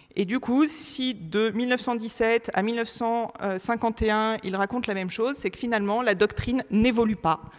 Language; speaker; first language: French; native; French